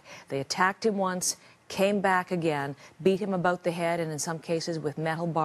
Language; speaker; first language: English; native; English